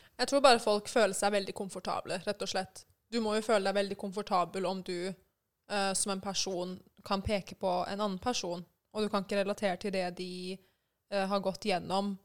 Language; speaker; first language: Norwegian; early bilingual, other home language; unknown